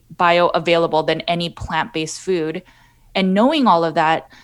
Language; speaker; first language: English; native; English